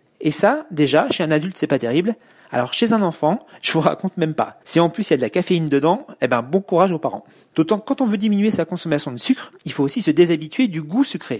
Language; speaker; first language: French; native; French